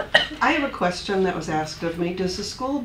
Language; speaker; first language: English; native; English